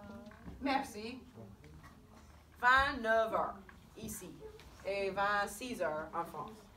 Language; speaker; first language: French; non-native, fluent; English